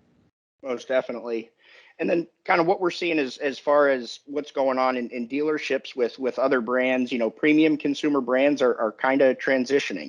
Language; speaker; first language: English; native; English